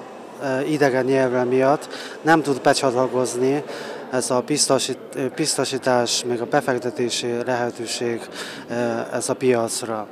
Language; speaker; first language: Hungarian; non-native, learner; Chinese